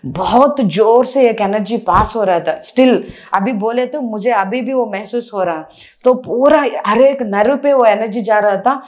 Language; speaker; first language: Hindi; non-native, local second language; Telugu